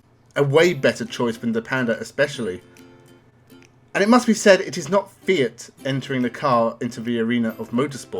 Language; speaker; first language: English; native; English